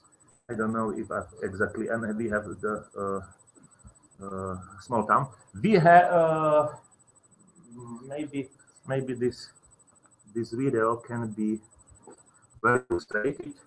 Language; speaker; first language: English; non-native, learner; Slovak